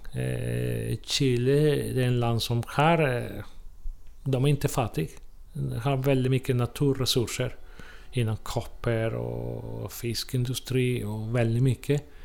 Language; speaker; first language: Swedish; non-native, fluent; Spanish